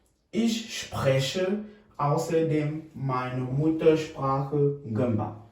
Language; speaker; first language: German; non-native, fluent; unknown